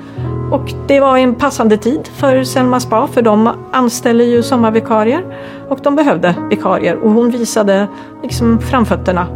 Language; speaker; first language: Swedish; native; Swedish